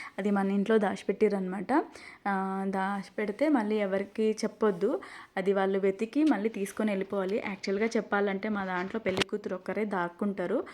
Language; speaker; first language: Telugu; non-native, local second language; Lambadi